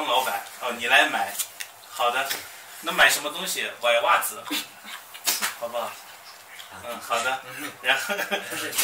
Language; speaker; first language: Chinese; native; Chinese